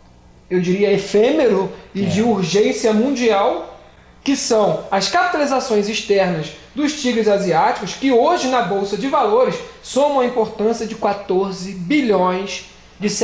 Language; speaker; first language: Portuguese; native; Portuguese